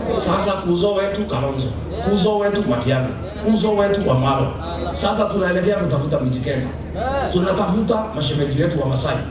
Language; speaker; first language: Swahili; non-native, local second language; Kikuyu